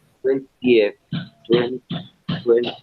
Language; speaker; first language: English; non-native, learner; Spanish